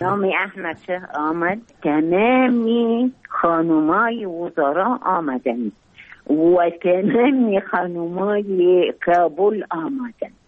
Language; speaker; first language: Persian; non-native, learner; Arabic